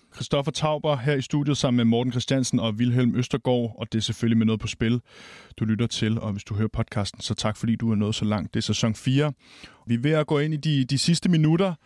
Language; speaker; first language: Danish; native; Danish